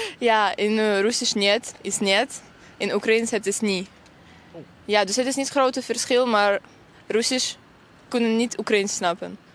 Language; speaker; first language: Dutch; non-native, learner; Ukrainian